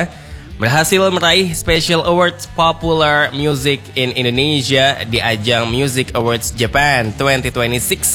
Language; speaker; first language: Indonesian; native; Indonesian